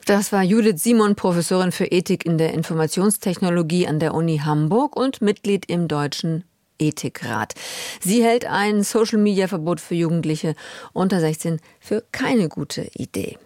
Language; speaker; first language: German; native; German